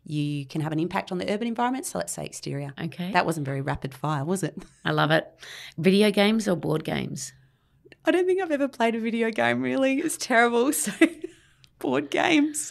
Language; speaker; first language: English; native; English